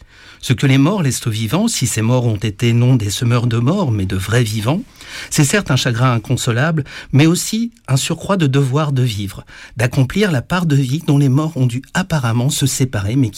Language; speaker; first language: French; native; French